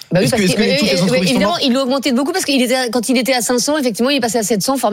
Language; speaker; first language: French; native; French